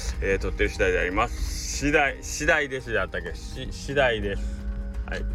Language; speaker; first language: Japanese; native; Japanese